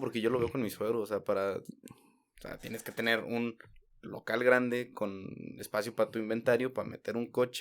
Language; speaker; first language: Spanish; native; Spanish